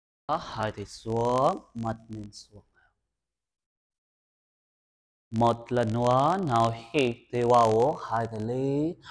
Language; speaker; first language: Vietnamese; non-native, learner; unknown